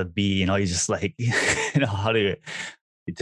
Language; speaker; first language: English; native; English